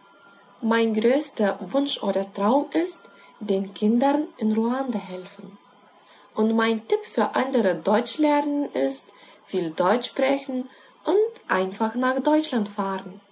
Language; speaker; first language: German; non-native, learner; Lithuanian